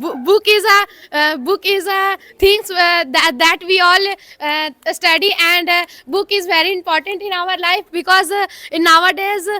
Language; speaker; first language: English; non-native, learner; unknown